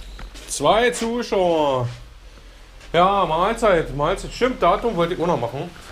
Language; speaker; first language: German; native; German